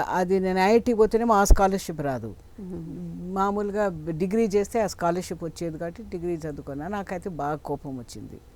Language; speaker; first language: Telugu; non-native, local second language; Tamil